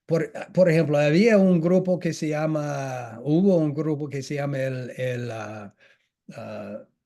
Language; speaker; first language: Spanish; non-native, fluent; English